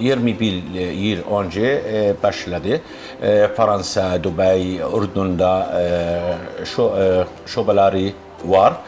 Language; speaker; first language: Turkish; non-native, learner; Arabic